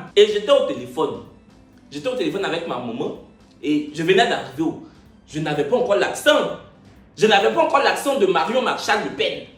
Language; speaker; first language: French; native; French